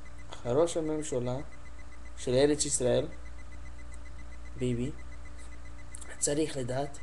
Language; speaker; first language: Hebrew; non-native, learner; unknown